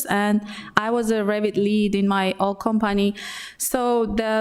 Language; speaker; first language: English; non-native, fluent; Persian